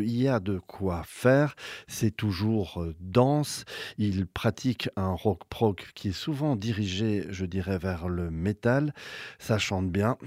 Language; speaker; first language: French; native; French